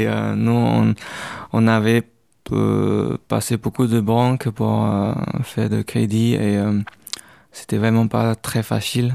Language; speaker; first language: French; non-native, learner; Chinese